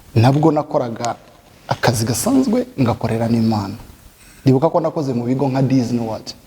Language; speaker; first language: Kinyarwanda; native; Kinyarwanda